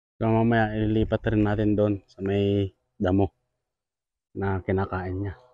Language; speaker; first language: Filipino; native; Filipino